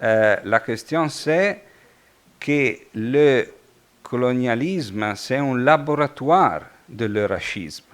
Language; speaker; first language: French; non-native, fluent; Italian